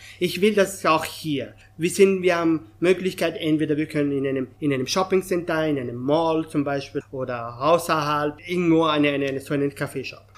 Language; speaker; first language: German; non-native, fluent; Persian